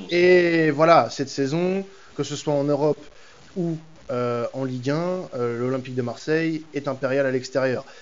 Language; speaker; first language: French; native; French